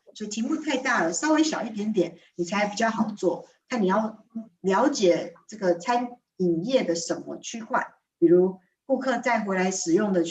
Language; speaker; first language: Chinese; native; Chinese